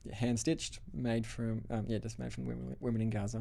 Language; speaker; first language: English; native; English